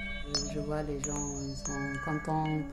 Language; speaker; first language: French; non-native, learner; Persian